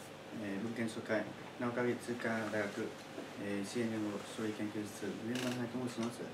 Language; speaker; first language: Japanese; non-native, learner; Chinese